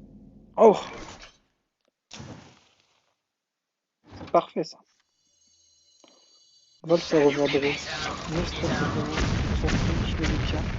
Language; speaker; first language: French; native; French